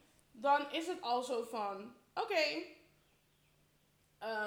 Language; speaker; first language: Dutch; early bilingual, heritage; Dutch